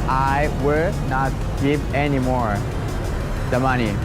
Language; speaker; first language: English; non-native, learner; Japanese